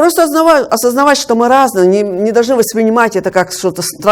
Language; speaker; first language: Russian; native; Russian